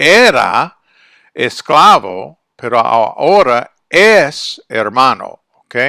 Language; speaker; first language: Spanish; non-native, fluent; English